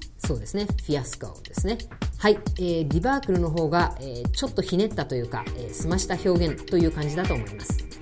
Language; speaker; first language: Japanese; native; Japanese